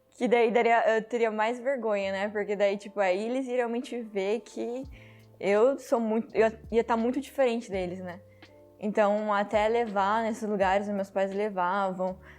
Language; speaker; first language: Portuguese; early bilingual, heritage; Portuguese